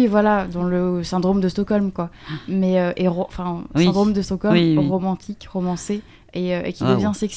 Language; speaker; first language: French; native; French